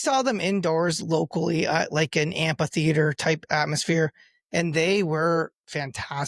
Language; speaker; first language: English; native; English